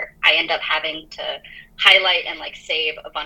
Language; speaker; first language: English; native; English